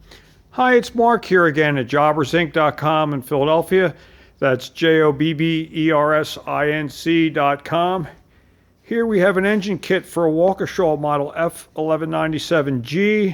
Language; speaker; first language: English; native; English